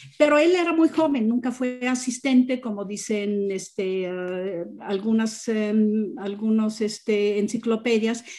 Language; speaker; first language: Spanish; non-native, fluent; German